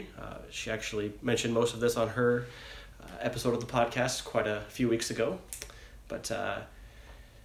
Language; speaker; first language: English; native; English